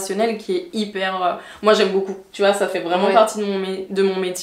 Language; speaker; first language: French; native; French